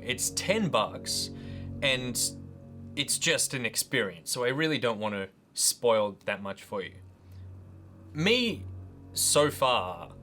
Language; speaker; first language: English; native; English